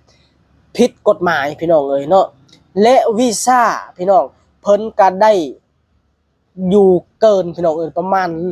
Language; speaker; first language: Thai; non-native, local second language; Lao